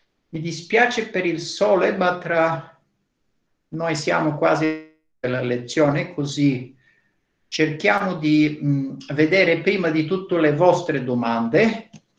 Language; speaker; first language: Italian; non-native, fluent; Bulgarian